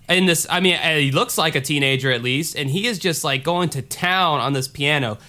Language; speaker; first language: English; native; English